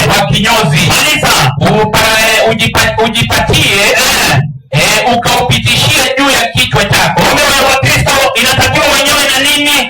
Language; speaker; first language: Swahili; non-native, local second language; Luo (Kenya and Tanzania)